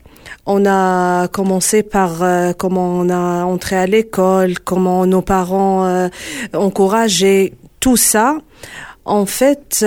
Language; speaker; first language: French; non-native, learner; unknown